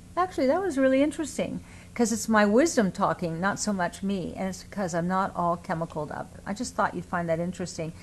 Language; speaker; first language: English; native; English